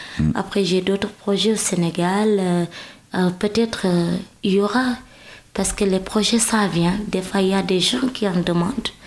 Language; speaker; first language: French; non-native, local second language; Wolof